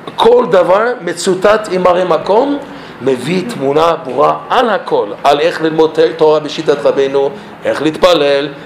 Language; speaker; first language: Hebrew; non-native, fluent; English